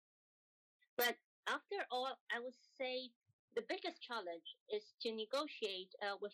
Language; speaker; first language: English; non-native, local second language; Cantonese